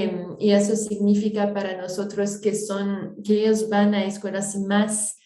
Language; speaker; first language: Spanish; non-native, fluent; French